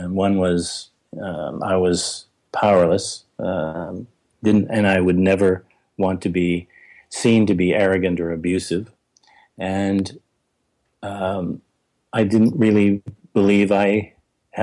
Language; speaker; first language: English; native; English